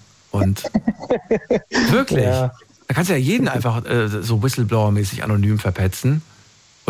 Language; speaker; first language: German; native; German